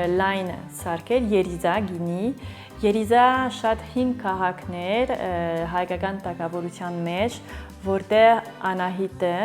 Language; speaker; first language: Armenian; early bilingual, heritage; Armenian